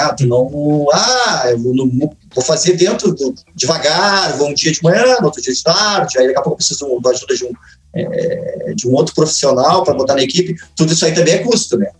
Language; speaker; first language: Portuguese; native; Portuguese